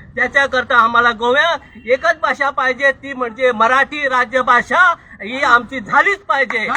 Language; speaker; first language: Marathi; non-native, local second language; Konkani